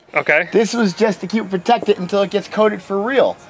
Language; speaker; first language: English; native; English